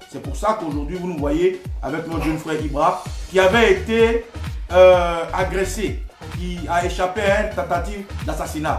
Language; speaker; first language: French; native; French